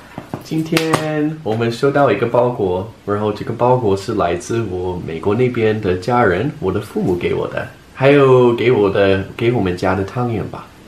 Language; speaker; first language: Chinese; non-native, fluent; English